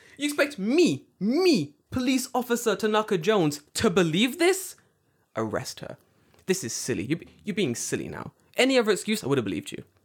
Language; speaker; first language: English; native; English